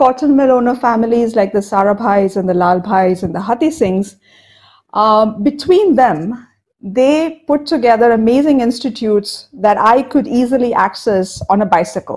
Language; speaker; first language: English; non-native, local second language; Odia